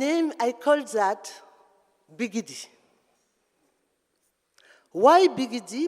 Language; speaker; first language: English; non-native, learner; French